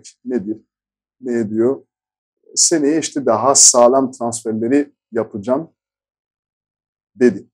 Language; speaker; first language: Turkish; non-native, fluent; French